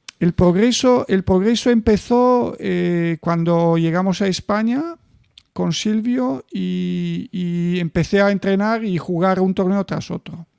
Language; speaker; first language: Spanish; non-native, fluent; Bulgarian